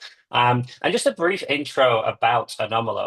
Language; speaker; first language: English; native; English